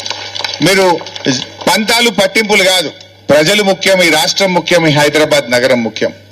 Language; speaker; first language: Telugu; native; Telugu